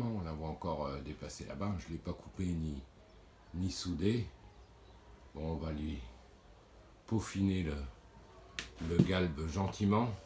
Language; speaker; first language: French; native; French